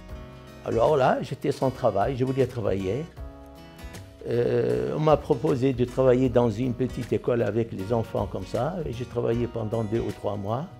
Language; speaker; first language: French; non-native, fluent; Arabic